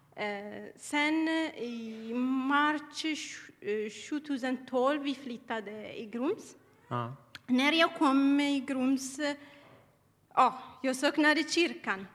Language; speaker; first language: Swedish; non-native, learner; Tigrinya